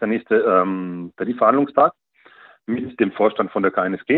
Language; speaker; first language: German; native; German